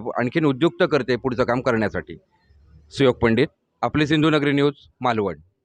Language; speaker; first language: Marathi; native; Marathi